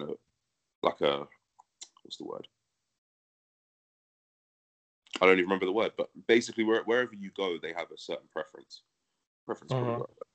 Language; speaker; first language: English; native; English